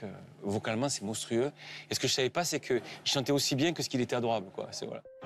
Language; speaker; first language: French; native; French